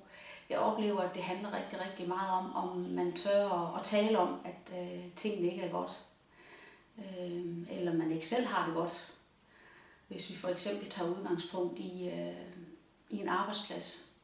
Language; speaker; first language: Danish; native; Danish